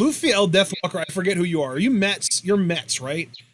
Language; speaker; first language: English; native; English